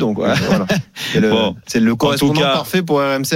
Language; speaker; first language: French; native; French